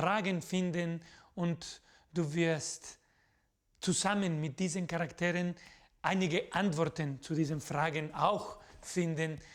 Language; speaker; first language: German; non-native, fluent; Spanish